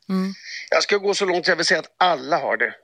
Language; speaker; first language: Swedish; native; Swedish